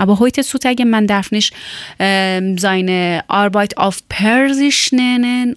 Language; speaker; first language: German; non-native, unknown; Persian